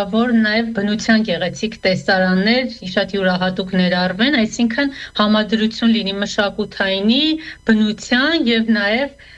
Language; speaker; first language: Armenian; native; Armenian